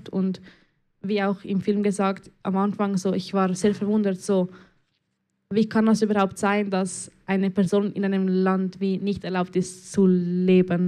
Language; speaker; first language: German; early bilingual, other home language; Spanish